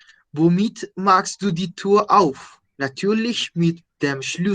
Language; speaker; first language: German; non-native, fluent; Spanish